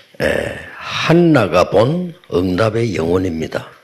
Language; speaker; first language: Korean; native; Korean